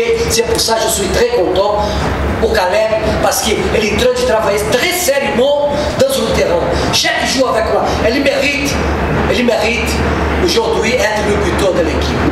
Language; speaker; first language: French; non-native, fluent; Portuguese